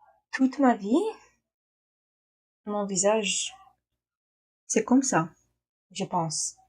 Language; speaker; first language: French; non-native, learner; English